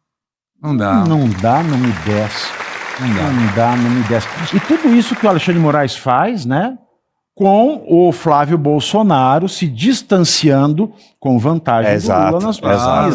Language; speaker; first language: Portuguese; native; Portuguese